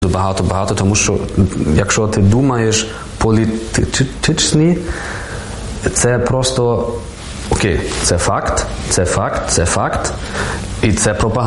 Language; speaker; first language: Ukrainian; non-native, learner; German